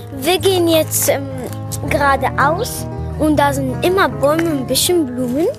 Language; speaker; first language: German; early bilingual, other home language; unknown